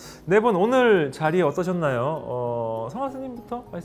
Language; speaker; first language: Korean; native; Korean